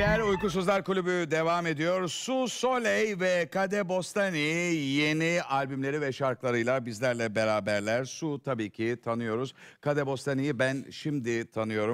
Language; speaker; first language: Turkish; native; Turkish